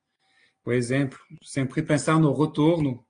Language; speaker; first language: Portuguese; non-native, fluent; French